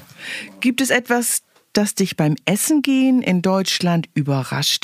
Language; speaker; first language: German; native; German